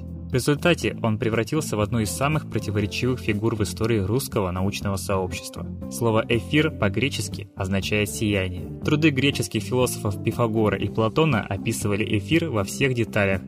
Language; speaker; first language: Russian; native; Russian